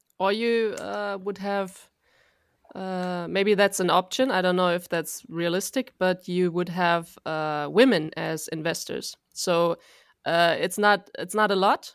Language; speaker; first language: English; non-native, fluent; German